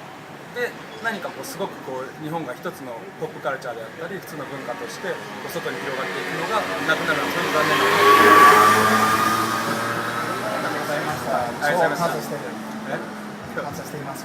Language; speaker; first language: Japanese; native; Japanese